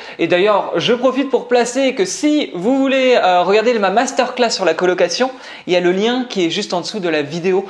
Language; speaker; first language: French; native; French